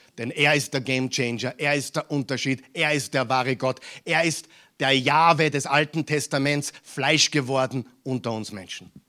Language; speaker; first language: German; non-native, fluent; English